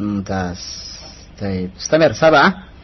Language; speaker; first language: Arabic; non-native, fluent; Indonesian